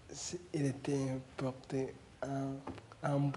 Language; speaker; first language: French; non-native, learner; Kinyarwanda